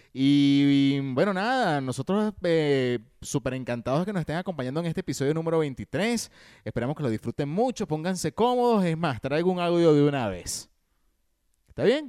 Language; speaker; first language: Spanish; native; Spanish